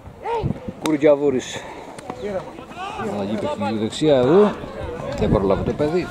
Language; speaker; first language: Greek; native; Greek